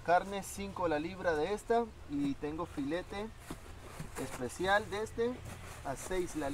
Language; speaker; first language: Spanish; native; Spanish